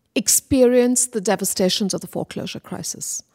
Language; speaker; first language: English; non-native, local second language; Bangla